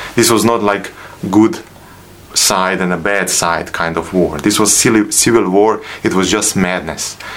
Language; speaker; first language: English; non-native, fluent; Bosnian